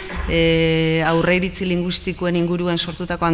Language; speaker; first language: Basque; native; Basque